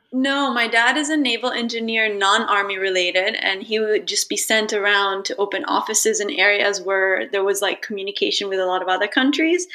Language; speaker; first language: English; early bilingual, other home language; Italian